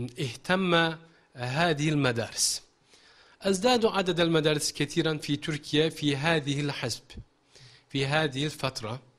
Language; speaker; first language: Arabic; non-native, fluent; Turkish